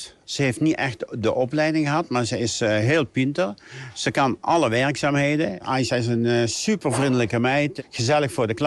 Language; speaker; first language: Dutch; native; Dutch